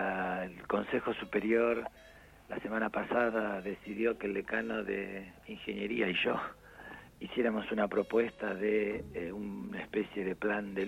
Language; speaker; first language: Spanish; native; Spanish